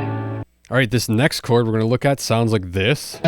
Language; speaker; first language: English; native; English